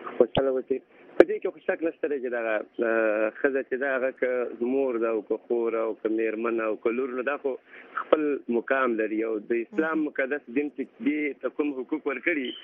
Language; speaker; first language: Pashto; native; Pashto